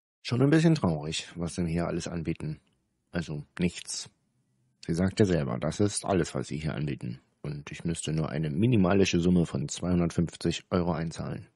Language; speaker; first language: German; native; German